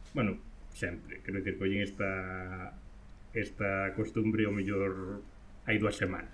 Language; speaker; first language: Galician; non-native, local second language; Spanish